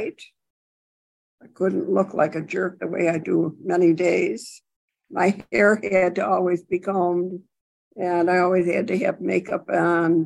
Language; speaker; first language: English; native; English